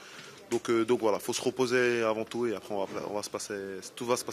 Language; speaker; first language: French; native; French